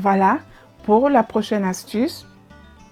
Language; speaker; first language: French; native; French